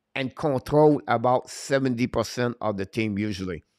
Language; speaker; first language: English; non-native, fluent; French